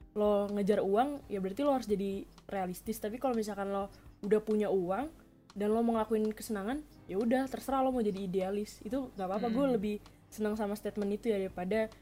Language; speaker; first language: Indonesian; native; Indonesian